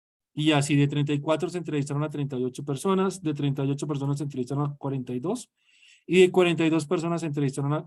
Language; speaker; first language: Spanish; native; Spanish